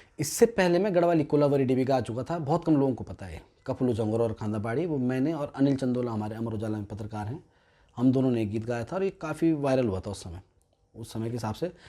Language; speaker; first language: Hindi; non-native, local second language; Garhwali